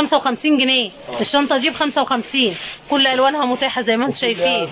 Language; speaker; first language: Arabic; native; Arabic